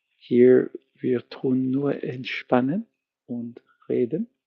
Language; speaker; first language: German; non-native, learner; English